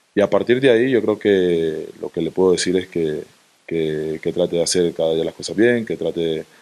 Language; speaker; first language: Spanish; native; Spanish